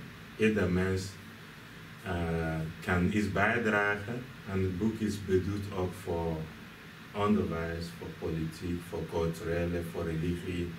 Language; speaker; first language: Dutch; non-native, fluent; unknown